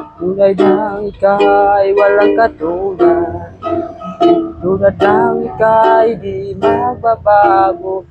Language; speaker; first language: Filipino; non-native, local second language; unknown